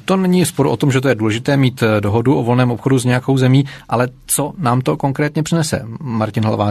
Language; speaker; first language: Czech; native; Czech